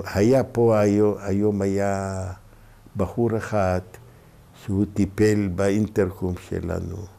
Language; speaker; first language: Hebrew; non-native, local second language; Ladino